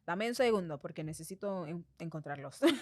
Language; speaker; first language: Spanish; non-native, fluent; English